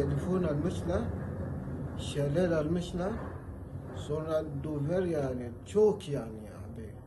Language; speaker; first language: Turkish; non-native, learner; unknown